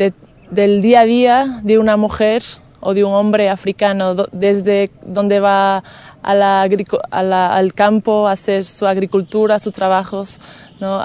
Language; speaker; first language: Spanish; non-native, fluent; Portuguese